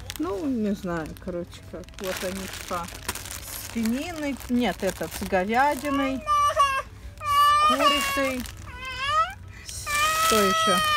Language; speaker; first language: Russian; non-native, fluent; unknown